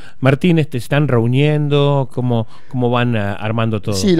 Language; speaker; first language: Spanish; native; Spanish